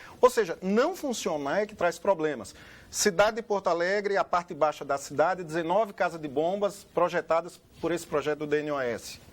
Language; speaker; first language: Portuguese; native; Portuguese